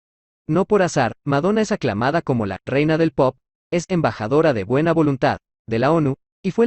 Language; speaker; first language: Spanish; native; Spanish